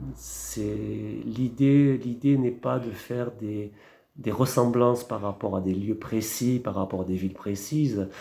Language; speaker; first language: French; native; French